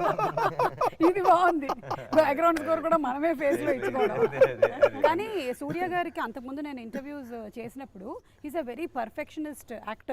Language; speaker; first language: Telugu; native; Telugu